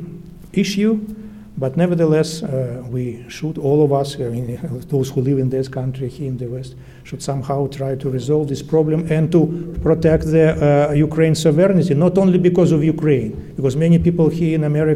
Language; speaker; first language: English; early bilingual, other home language; Russian